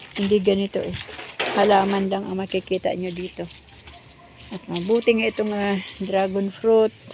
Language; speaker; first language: Filipino; non-native, local second language; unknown